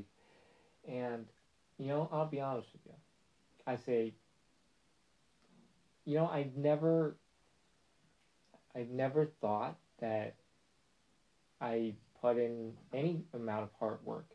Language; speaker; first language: English; non-native, fluent; Chinese